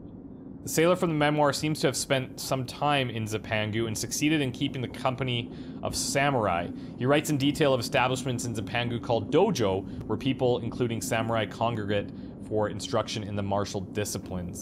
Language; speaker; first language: English; native; English